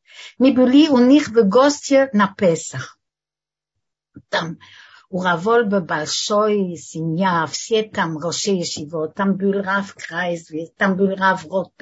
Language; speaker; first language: Russian; non-native, fluent; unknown